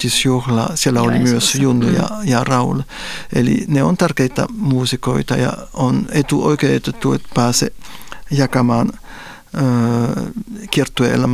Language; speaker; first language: Finnish; non-native, fluent; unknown